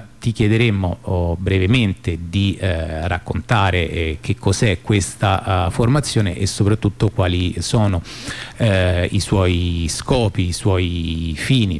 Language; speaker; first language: Italian; native; Italian